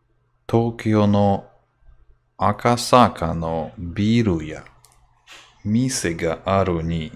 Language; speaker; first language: Japanese; non-native, learner; English